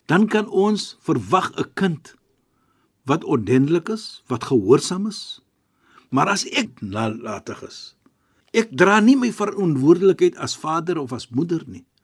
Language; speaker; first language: Afrikaans; non-native, fluent; Arabic